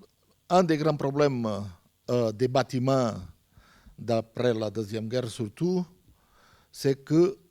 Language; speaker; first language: French; non-native, fluent; Portuguese